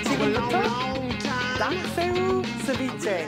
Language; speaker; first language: Korean; non-native, learner; English